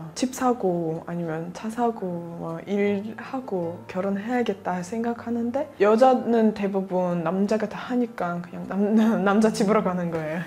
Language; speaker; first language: Korean; non-native, fluent; Turkmen